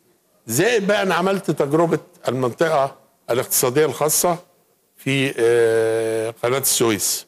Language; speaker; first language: Arabic; native; Arabic